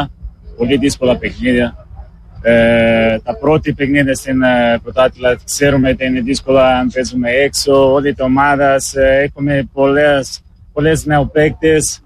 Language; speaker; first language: Greek; non-native, learner; Portuguese